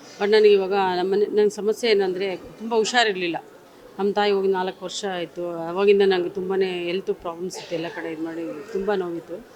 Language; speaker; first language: Kannada; native; Kannada